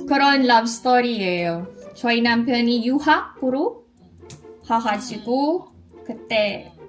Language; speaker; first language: Korean; non-native, learner; Filipino